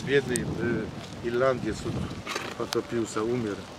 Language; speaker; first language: Russian; non-native, learner; Polish